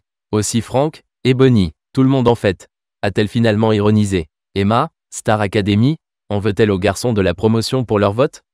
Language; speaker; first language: French; native; French